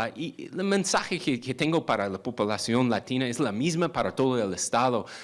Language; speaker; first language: Spanish; non-native, fluent; English